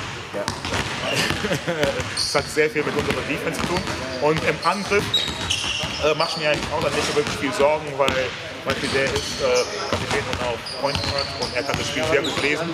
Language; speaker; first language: German; non-native, fluent; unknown